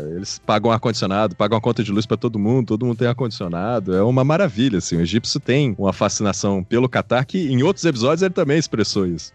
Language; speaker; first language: Portuguese; native; Portuguese